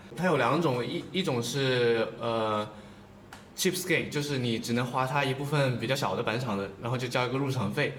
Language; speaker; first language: Chinese; native; Chinese